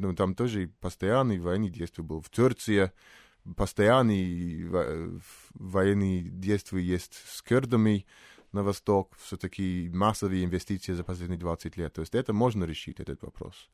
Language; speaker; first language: Russian; non-native, fluent; English